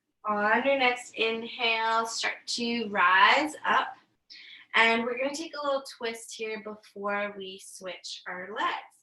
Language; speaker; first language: English; native; English